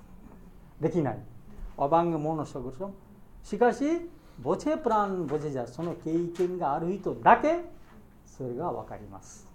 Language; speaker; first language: Japanese; non-native, learner; Bangla